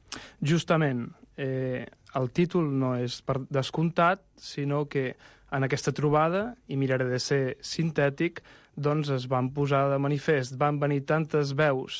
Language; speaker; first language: Catalan; native; Catalan